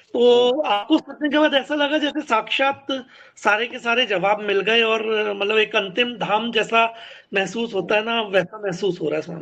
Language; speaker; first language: Hindi; native; Hindi